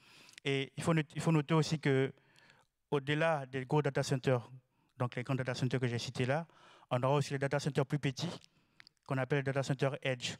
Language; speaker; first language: French; native; French